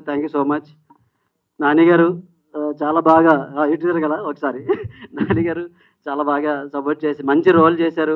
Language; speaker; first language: Telugu; native; Telugu